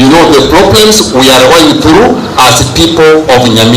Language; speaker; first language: English; non-native, local second language; Gusii